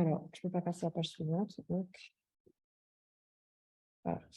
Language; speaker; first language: French; native; French